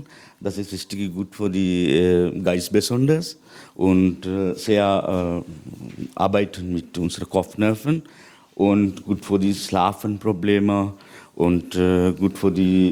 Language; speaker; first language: German; non-native, learner; Sinhala